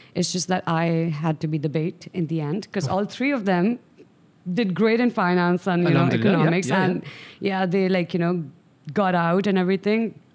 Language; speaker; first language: English; non-native, local second language; Sindhi